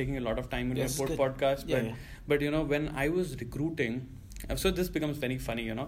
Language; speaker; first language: English; non-native, local second language; Hindi